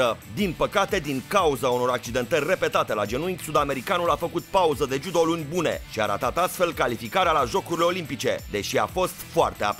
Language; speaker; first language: Romanian; native; Romanian